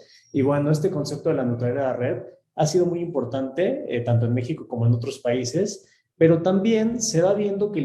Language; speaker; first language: Spanish; native; Spanish